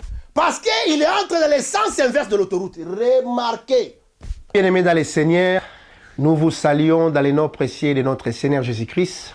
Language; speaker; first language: French; non-native, local second language; Lingala